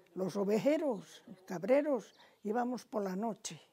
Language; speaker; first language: Spanish; native; Spanish